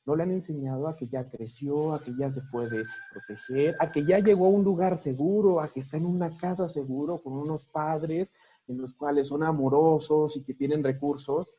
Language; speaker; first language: Spanish; native; Spanish